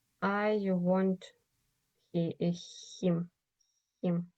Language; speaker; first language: English; non-native, learner; Ukrainian